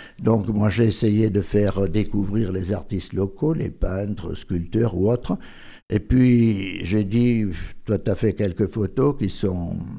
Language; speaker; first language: French; native; French